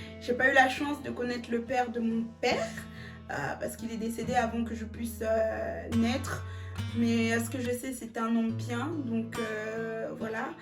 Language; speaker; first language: French; early bilingual, other home language; Lingala